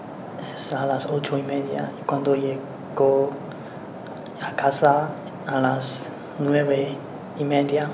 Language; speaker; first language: Spanish; non-native, learner; Chinese